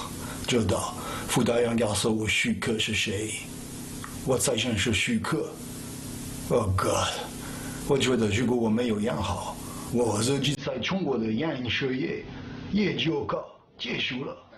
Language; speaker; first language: Chinese; non-native, learner; French